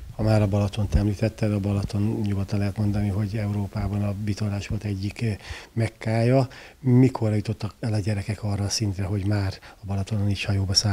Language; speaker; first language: Hungarian; native; Hungarian